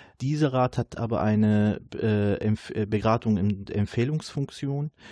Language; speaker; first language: German; non-native, fluent; Arabic